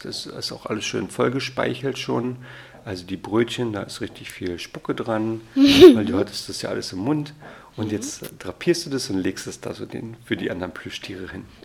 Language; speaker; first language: German; native; German